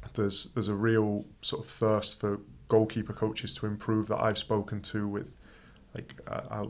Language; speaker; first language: English; native; English